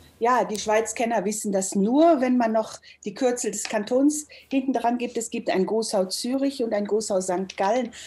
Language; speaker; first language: German; native; German